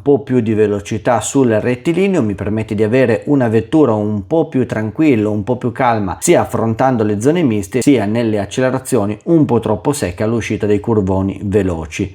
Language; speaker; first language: Italian; native; Italian